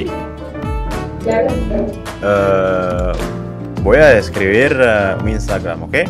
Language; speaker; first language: Spanish; non-native, learner; Indonesian